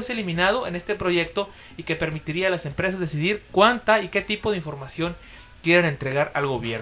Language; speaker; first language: Spanish; native; Spanish